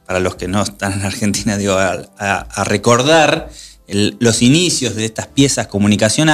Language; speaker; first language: Spanish; native; Spanish